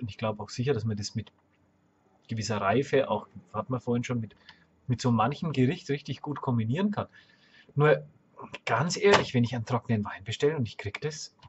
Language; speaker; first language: German; native; German